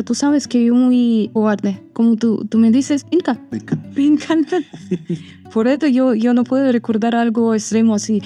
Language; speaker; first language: Spanish; non-native, learner; Armenian